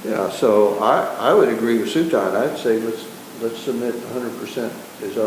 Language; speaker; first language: English; native; English